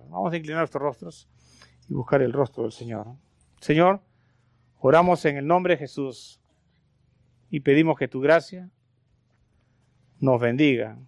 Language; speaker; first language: Spanish; native; Spanish